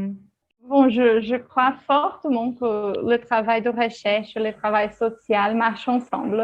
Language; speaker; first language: French; non-native, fluent; Portuguese